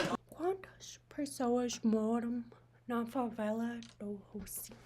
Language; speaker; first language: Portuguese; non-native, learner; English